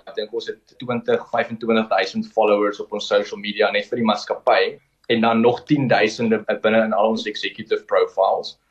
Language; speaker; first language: Afrikaans; native; Afrikaans